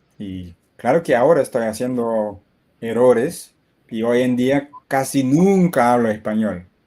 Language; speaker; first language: Spanish; non-native, fluent; English